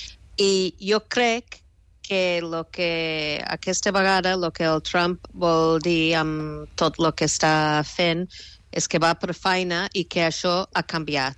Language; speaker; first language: Catalan; non-native, fluent; English